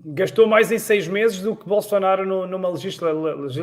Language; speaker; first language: Portuguese; native; Portuguese